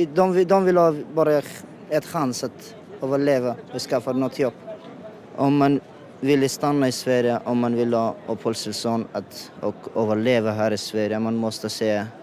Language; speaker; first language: Swedish; non-native, learner; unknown